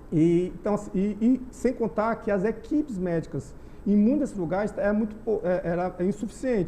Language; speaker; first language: Portuguese; native; Portuguese